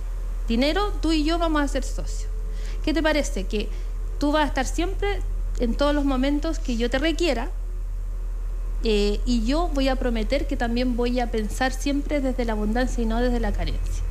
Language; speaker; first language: Spanish; native; Spanish